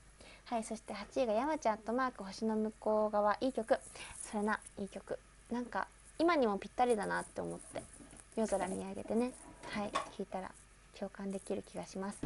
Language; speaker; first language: Japanese; native; Japanese